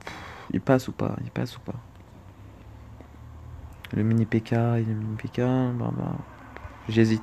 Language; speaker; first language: French; native; French